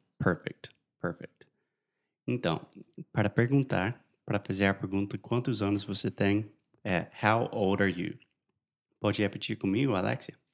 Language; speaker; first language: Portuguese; non-native, fluent; English